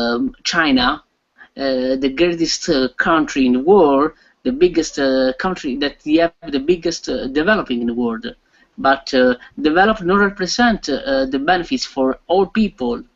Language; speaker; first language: English; non-native, learner; Italian